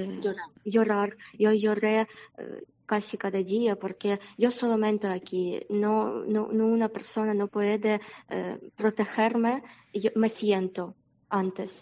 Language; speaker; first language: Spanish; non-native, learner; Ukrainian